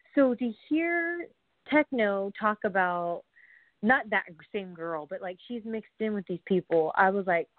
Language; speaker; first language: English; native; English